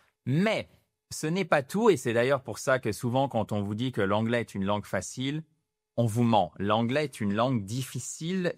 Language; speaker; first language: French; native; French